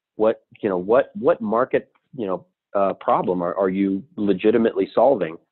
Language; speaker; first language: English; native; English